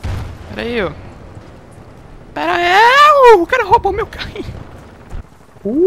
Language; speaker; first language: Portuguese; native; Portuguese